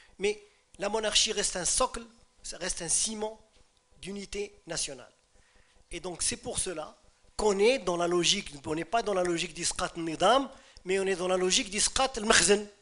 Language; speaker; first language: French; non-native, local second language; Arabic